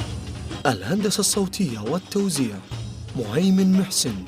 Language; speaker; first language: Arabic; native; Arabic